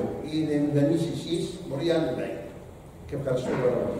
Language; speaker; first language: Greek; non-native, learner; Arabic